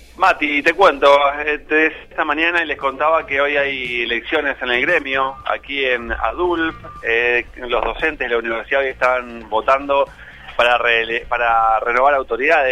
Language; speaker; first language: Spanish; native; Spanish